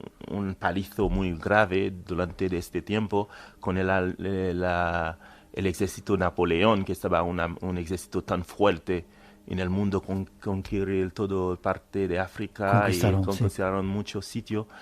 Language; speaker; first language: Spanish; non-native, fluent; Haitian Creole